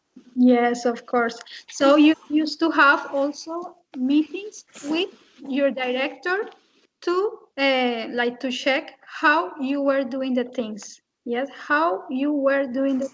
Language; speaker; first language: English; non-native, fluent; Spanish